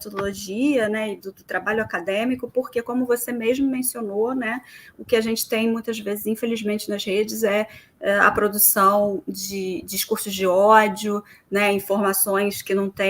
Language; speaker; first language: Portuguese; native; Portuguese